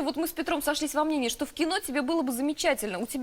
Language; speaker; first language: Russian; native; Russian